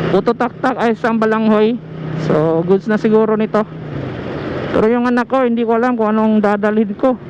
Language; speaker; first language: Filipino; non-native, local second language; Cebuano